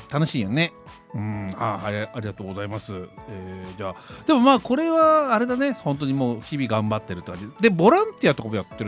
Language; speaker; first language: Japanese; native; Japanese